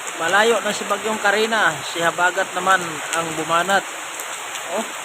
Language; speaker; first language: Filipino; native; Filipino